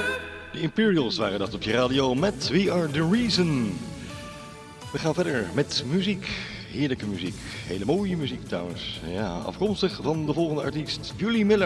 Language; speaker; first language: Dutch; native; Dutch